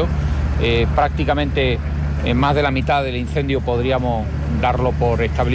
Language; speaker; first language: Spanish; native; Spanish